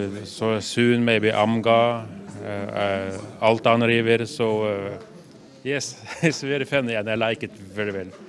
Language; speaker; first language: English; non-native, learner; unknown